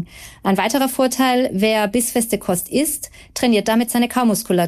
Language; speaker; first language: German; native; German